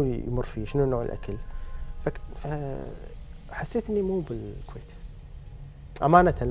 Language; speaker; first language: Arabic; native; Arabic